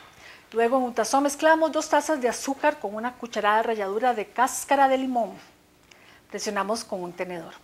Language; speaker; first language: Spanish; native; Spanish